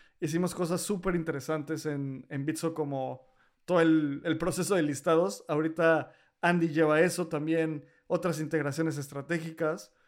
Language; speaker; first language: Spanish; native; Spanish